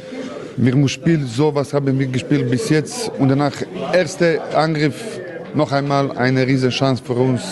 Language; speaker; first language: German; non-native, learner; Croatian